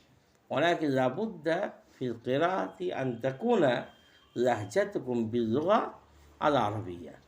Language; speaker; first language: Arabic; non-native, fluent; Bangla